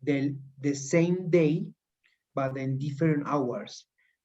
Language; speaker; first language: English; non-native, learner; Spanish